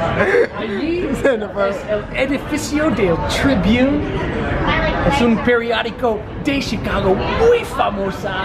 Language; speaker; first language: Spanish; non-native, learner; English